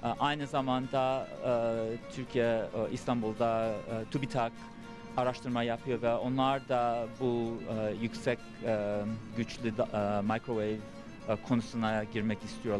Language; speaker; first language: Turkish; early bilingual, heritage; English